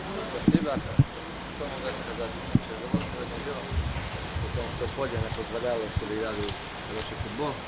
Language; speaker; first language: Russian; non-native, learner; Slovenian